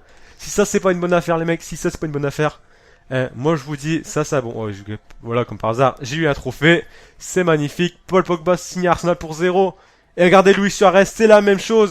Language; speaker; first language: French; native; French